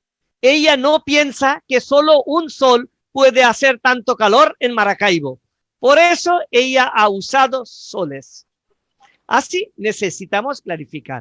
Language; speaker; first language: Spanish; non-native, fluent; Bangla